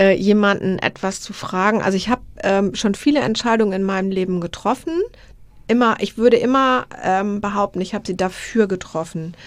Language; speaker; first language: German; native; German